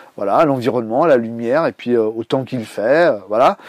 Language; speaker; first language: French; native; French